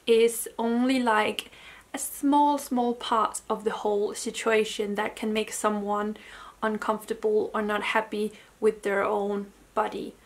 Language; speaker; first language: English; non-native, fluent; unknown